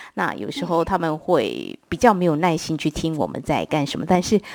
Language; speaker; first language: Chinese; non-native, local second language; Min Nan Chinese